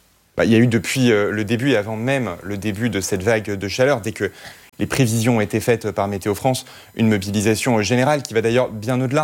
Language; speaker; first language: French; native; French